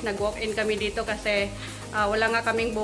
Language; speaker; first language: Filipino; native; Filipino